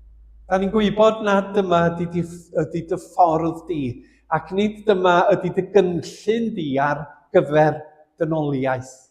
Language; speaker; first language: Welsh; native; Welsh